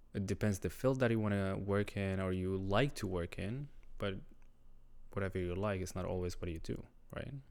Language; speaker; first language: English; non-native, learner; Arabic